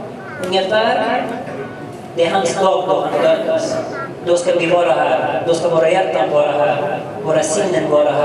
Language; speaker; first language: Swedish; early bilingual, other home language; Arabic